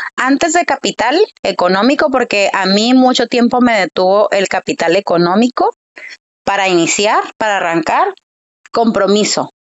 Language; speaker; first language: Spanish; early bilingual, heritage; Spanish